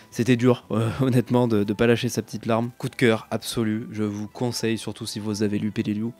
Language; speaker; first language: French; native; French